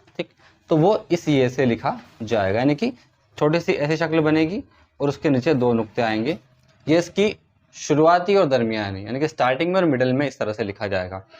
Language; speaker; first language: Hindi; native; Hindi